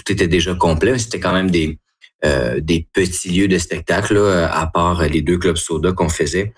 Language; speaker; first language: French; native; French